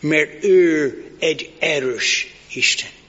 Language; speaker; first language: Hungarian; non-native, learner; English